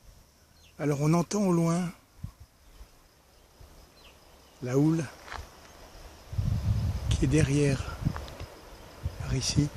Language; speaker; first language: French; native; French